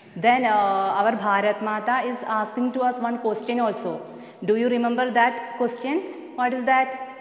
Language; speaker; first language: English; non-native, local second language; Malayalam